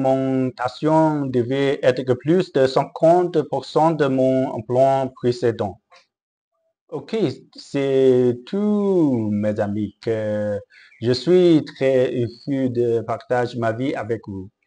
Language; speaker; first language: French; non-native, learner; Chinese